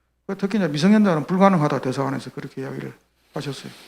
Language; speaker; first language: Korean; native; Korean